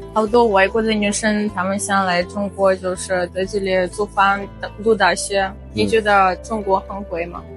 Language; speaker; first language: Chinese; non-native, fluent; Russian